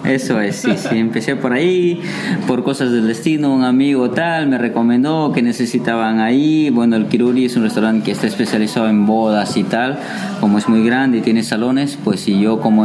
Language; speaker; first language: Spanish; native; Spanish